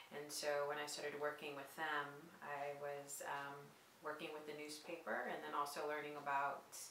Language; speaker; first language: English; native; English